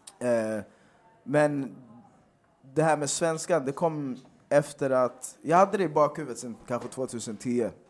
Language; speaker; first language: Swedish; native; Swedish